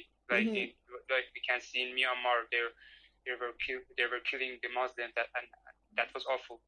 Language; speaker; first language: English; non-native, learner; Persian